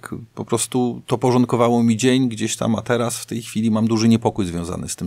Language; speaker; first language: Polish; native; Polish